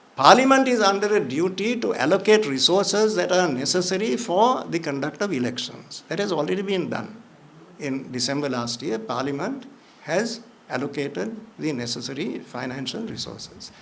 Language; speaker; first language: English; non-native, local second language; Sinhala